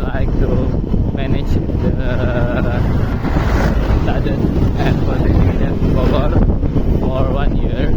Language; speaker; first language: English; non-native, learner; Indonesian